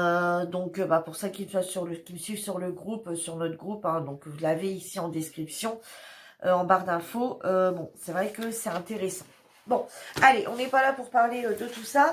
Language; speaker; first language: French; native; French